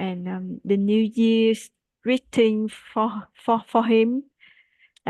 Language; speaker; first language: English; non-native, learner; Vietnamese